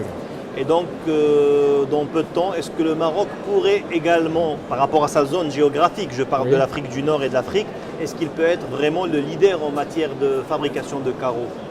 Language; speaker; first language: French; non-native, local second language; Arabic